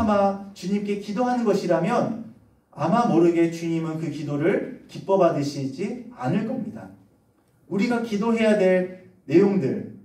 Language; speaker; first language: Korean; native; Korean